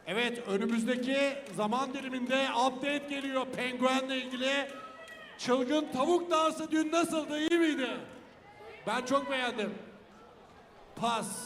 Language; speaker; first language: Turkish; native; Turkish